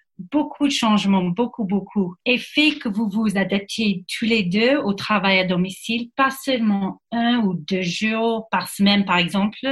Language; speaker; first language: French; non-native, fluent; English